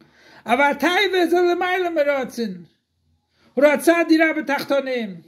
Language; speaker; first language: Hebrew; non-native, fluent; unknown